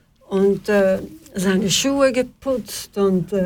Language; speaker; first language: German; non-native, fluent; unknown